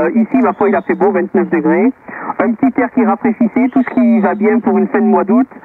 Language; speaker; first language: French; native; French